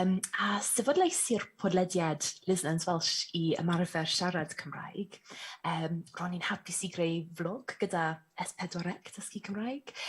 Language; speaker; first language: Welsh; non-native, learner; English